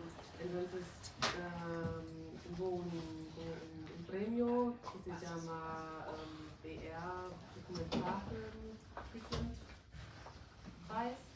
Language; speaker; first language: Spanish; non-native, fluent; German